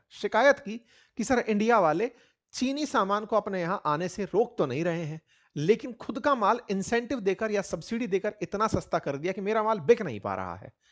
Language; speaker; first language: Hindi; native; Hindi